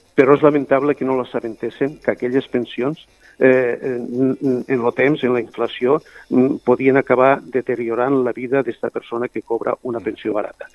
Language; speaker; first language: Catalan; native; Catalan